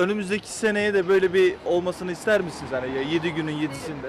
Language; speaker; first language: Turkish; native; Turkish